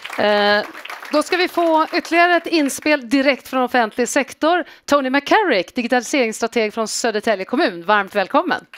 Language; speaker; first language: Swedish; native; Swedish